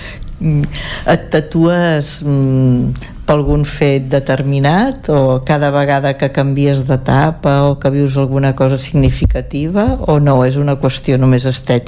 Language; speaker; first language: Catalan; native; Catalan